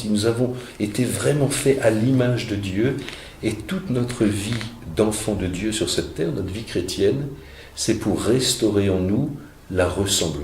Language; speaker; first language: French; native; French